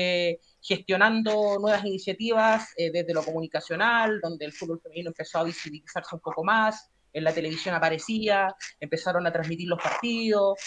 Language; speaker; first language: Spanish; native; Spanish